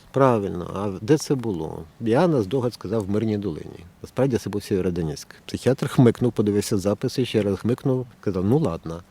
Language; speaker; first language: Ukrainian; native; Ukrainian